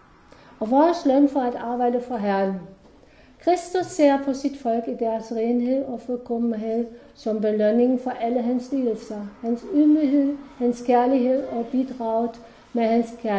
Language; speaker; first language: Danish; non-native, fluent; German